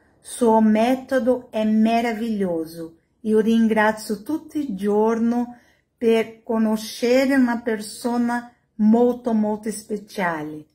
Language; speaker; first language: Italian; non-native, learner; Portuguese